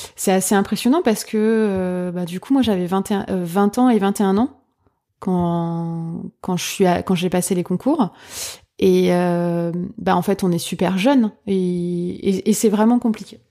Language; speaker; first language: French; native; French